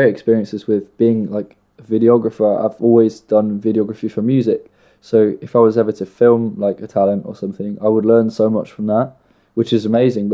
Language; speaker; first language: English; native; English